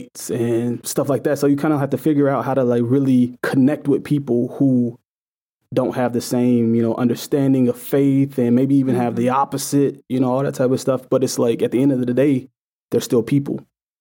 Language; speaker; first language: English; native; English